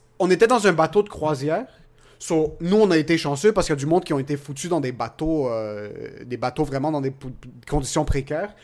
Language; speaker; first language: French; early bilingual, other home language; Arabic